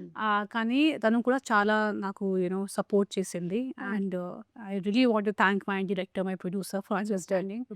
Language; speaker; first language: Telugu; non-native, local second language; Hindi